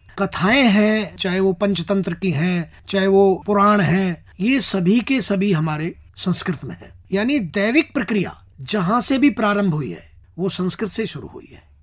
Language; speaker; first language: Hindi; native; Hindi